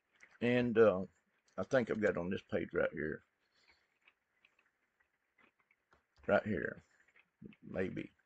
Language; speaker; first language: English; native; English